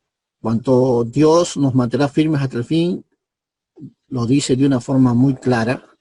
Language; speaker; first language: Spanish; native; Spanish